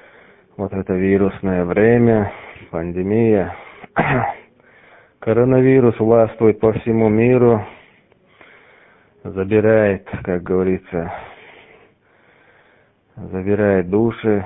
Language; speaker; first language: Russian; native; Russian